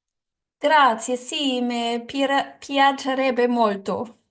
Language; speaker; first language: Italian; non-native, learner; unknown